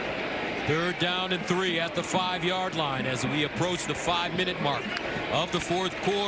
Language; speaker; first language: English; native; English